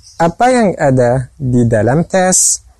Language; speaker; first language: Indonesian; non-native, fluent; Arabic